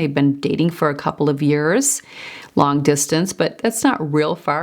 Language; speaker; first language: English; native; English